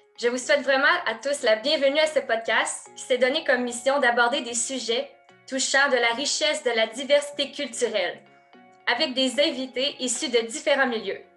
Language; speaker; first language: French; native; French